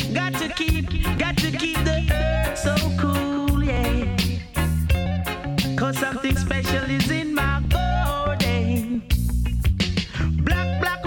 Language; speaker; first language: English; non-native, fluent; Portuguese